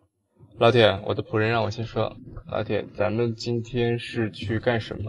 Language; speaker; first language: Chinese; native; Chinese